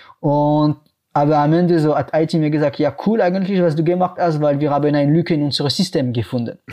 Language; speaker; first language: German; non-native, fluent; French